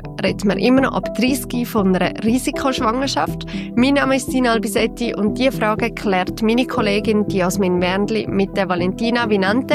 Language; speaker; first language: German; native; German